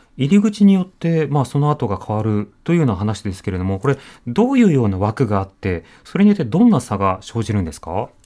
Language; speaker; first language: Japanese; native; Japanese